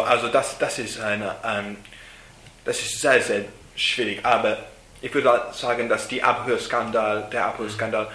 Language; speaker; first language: German; non-native, learner; English